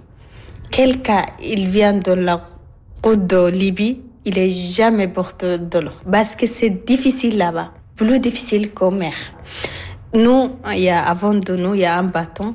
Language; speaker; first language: French; non-native, learner; Arabic